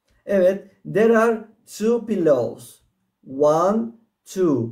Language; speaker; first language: English; non-native, fluent; Turkish